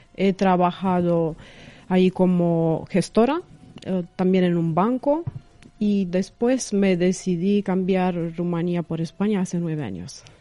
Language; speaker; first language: Spanish; non-native, fluent; Romanian